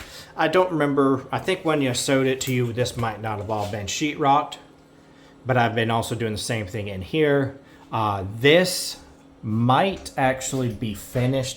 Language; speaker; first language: English; native; English